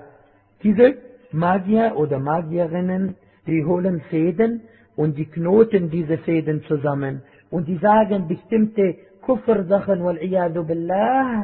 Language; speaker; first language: German; non-native, fluent; Arabic